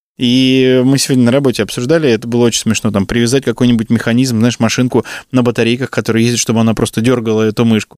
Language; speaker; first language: Russian; native; Russian